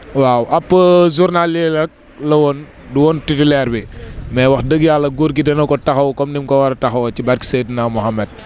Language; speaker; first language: Wolof; native; Wolof